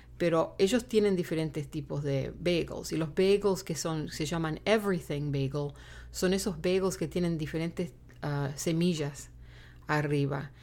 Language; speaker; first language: Spanish; native; Spanish